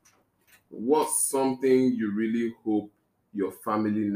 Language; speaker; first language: English; non-native, local second language; Igbo